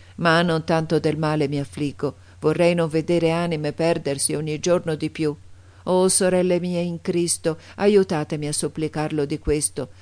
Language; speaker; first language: Italian; native; Italian